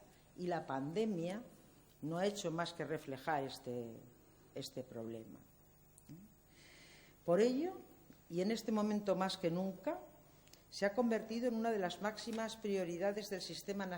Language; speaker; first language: Spanish; native; Spanish